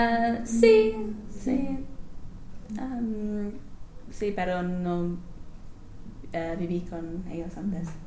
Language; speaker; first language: Spanish; non-native, learner; English